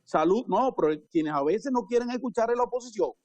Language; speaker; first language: Spanish; native; Spanish